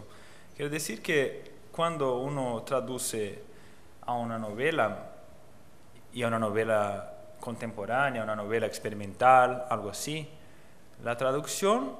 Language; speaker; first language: Spanish; non-native, fluent; Portuguese